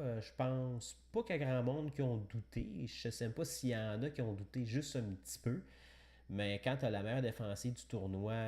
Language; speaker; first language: French; native; French